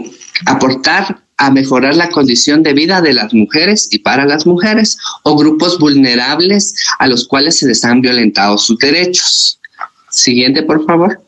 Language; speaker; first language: Spanish; native; Spanish